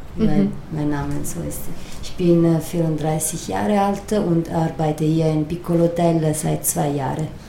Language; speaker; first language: German; non-native, learner; Italian